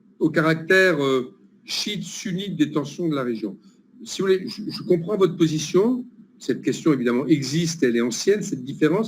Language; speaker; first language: French; native; French